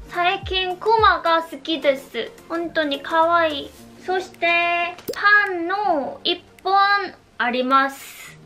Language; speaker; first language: Japanese; non-native, learner; Korean